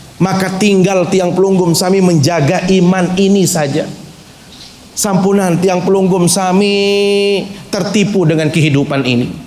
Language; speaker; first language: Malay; non-native, local second language; Sasak